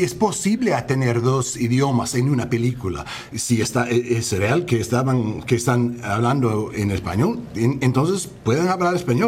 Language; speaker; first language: Spanish; non-native, learner; English